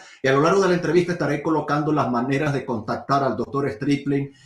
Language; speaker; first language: Spanish; native; Spanish